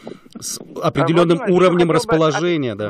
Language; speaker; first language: Russian; native; Russian